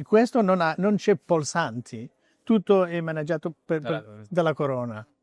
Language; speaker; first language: Italian; non-native, learner; French